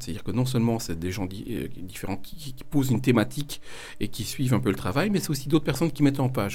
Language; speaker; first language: French; native; French